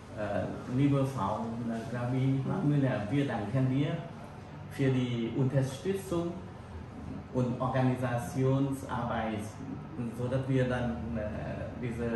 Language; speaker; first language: German; non-native, fluent; Vietnamese